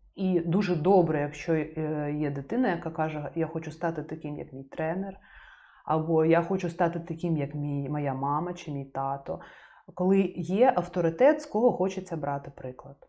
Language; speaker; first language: Ukrainian; native; Ukrainian